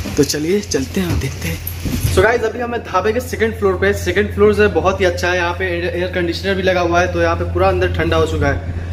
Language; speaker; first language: Hindi; non-native, local second language; Bangla